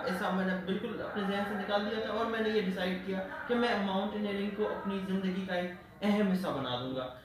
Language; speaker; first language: Urdu; non-native, local second language; Sindhi